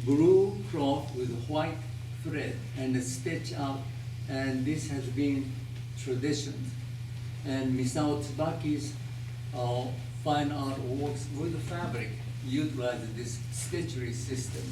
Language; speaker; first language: English; non-native, fluent; Japanese